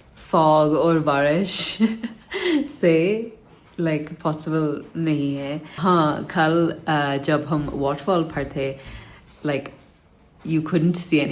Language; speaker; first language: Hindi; non-native, learner; English